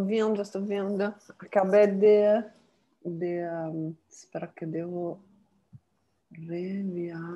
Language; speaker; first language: Portuguese; non-native, fluent; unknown